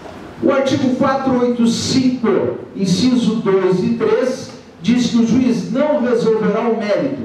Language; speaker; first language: Portuguese; native; Portuguese